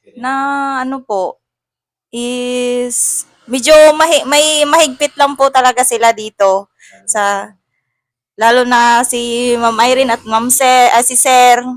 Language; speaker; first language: Filipino; non-native, local second language; Masbatenyo